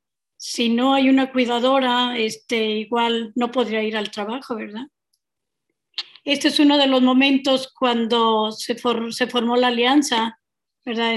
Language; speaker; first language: Spanish; native; Spanish